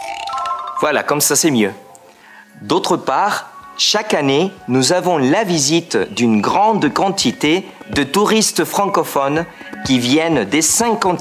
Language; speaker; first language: French; non-native, fluent; Spanish